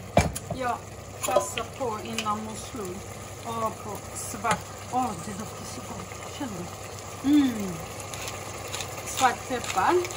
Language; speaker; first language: Swedish; non-native, fluent; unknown